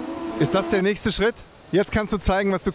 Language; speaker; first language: German; native; German